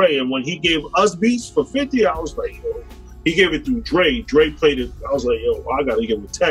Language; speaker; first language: English; native; English